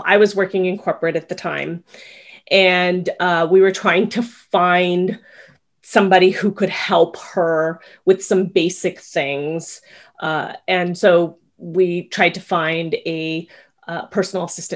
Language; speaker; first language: English; native; English